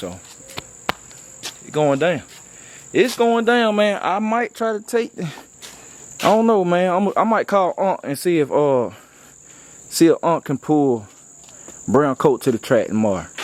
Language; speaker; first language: English; native; English